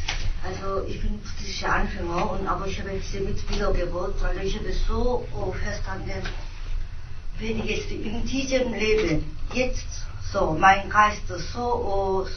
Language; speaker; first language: German; non-native, fluent; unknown